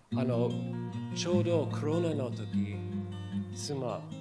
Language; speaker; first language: Japanese; non-native, learner; English